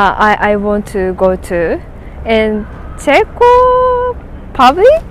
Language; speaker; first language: English; non-native, learner; Japanese